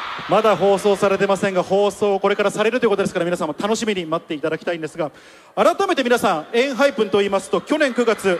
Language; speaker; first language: Japanese; native; Japanese